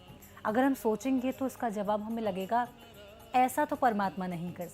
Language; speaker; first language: Hindi; native; Hindi